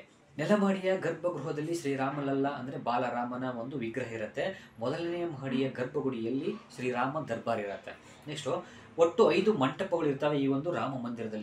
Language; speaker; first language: Kannada; native; Kannada